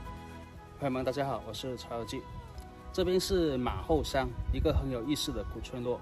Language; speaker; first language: Chinese; non-native, local second language; Min Nan Chinese